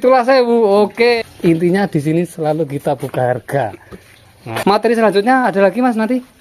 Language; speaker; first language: Indonesian; non-native, local second language; Javanese